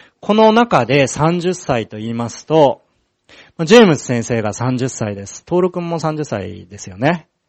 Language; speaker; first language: Japanese; native; Japanese